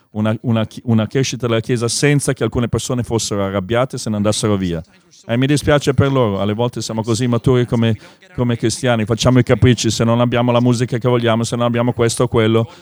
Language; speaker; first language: Italian; non-native, fluent; English